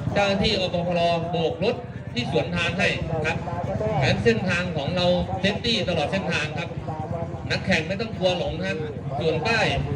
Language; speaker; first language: Thai; native; Thai